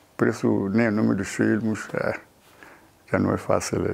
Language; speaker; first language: Portuguese; non-native, local second language; Tsonga